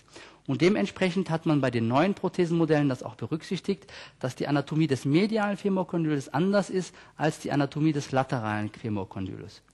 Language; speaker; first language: German; native; German